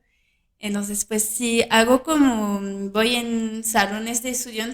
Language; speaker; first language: Spanish; non-native, fluent; French